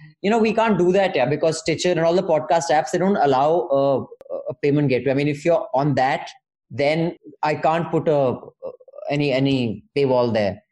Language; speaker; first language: English; non-native, local second language; Hindi